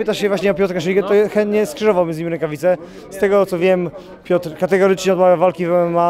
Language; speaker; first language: Polish; native; Polish